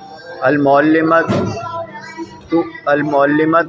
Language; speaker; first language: Arabic; non-native, learner; Urdu